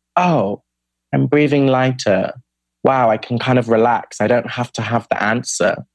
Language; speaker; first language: English; native; English